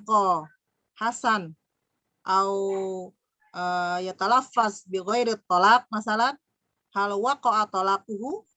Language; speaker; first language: Arabic; non-native, fluent; Indonesian